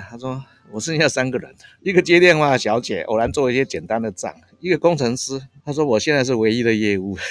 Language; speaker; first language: Chinese; native; Chinese